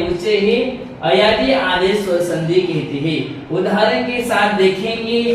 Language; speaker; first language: Hindi; non-native, local second language; Marathi